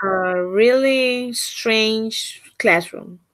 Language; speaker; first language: English; non-native, learner; Spanish